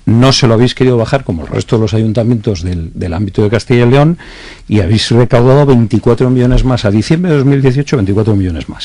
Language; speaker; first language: Spanish; native; Spanish